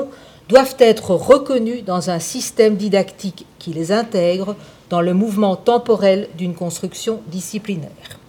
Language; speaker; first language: French; native; French